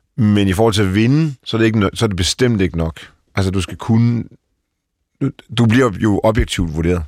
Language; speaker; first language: Danish; early bilingual, other home language; Polish